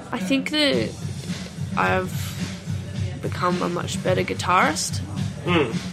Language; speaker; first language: English; native; English